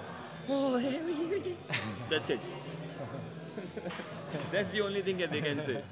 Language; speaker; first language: English; non-native, local second language; Hindi